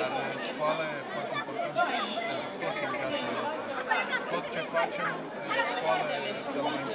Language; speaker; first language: Romanian; non-native, learner; Portuguese